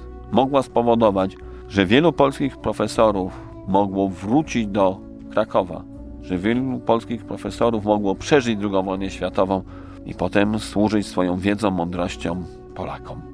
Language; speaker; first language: Polish; native; Polish